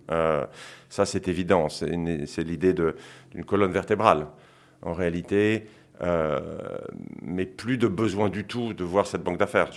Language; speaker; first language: French; early bilingual, other home language; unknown